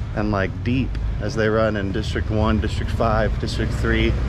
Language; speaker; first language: English; native; English